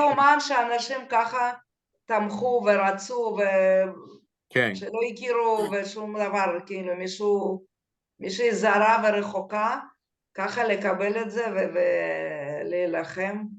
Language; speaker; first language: Hebrew; non-native, fluent; Russian